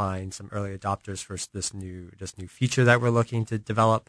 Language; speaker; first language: English; native; English